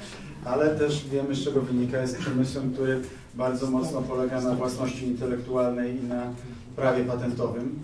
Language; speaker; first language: Polish; native; Polish